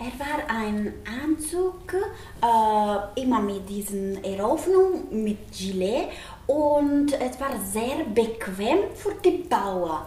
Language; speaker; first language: German; non-native, learner; Italian